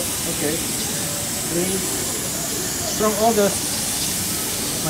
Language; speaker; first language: English; non-native, learner; Japanese